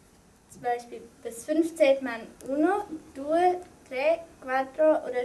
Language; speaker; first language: German; early bilingual, other home language; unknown